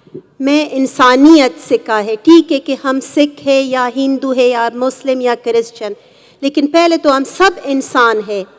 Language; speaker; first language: Hindi; non-native, fluent; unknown